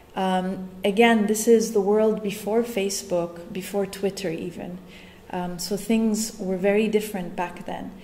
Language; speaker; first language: English; non-native, local second language; Arabic